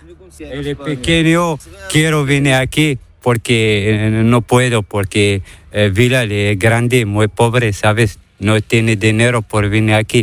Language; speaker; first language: Spanish; non-native, learner; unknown